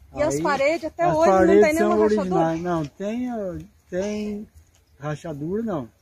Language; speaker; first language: Portuguese; native; Portuguese